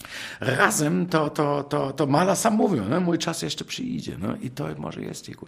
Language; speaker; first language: Polish; non-native, fluent; German